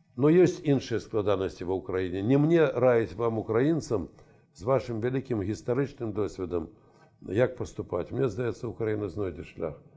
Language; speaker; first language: Belarusian; native; Belarusian